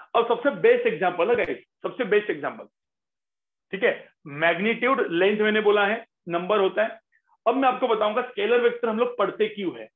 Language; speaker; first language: Hindi; non-native, local second language; Marathi